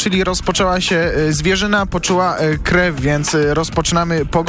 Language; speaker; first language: Polish; native; Polish